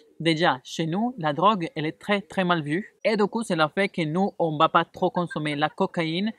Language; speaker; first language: French; non-native, fluent; Spanish